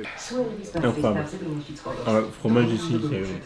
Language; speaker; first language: French; native; French